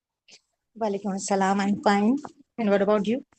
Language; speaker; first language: English; non-native, learner; Urdu